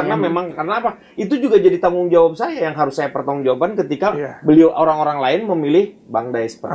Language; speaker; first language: Indonesian; native; Indonesian